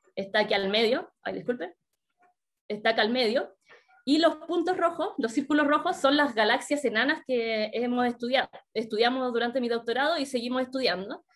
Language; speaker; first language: Spanish; native; Spanish